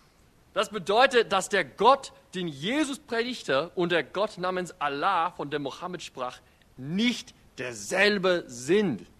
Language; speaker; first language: German; non-native, fluent; English